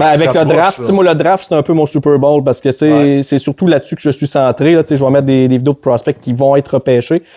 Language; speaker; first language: French; native; French